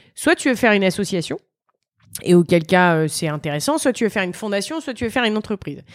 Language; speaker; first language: French; native; French